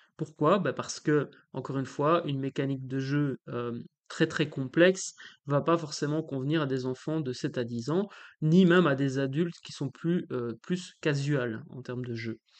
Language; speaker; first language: French; native; French